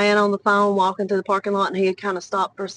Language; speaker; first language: English; native; English